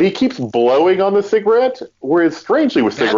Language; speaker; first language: English; native; English